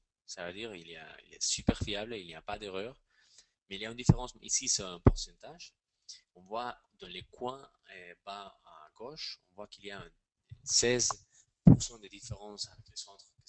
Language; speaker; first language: French; non-native, fluent; Spanish